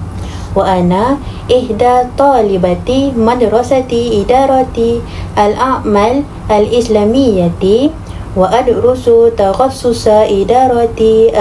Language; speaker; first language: Arabic; non-native, learner; Malay